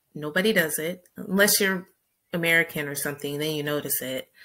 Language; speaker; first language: English; native; English